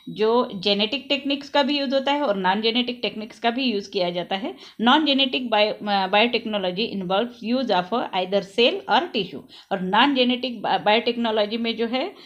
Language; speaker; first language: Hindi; non-native, local second language; Marathi